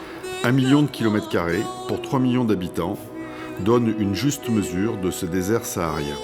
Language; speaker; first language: French; native; French